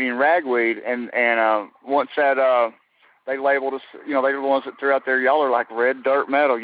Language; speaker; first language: English; native; English